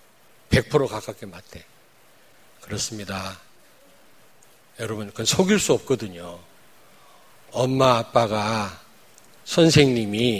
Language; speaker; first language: Korean; native; Korean